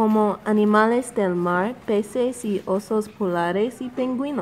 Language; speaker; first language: Spanish; non-native, learner; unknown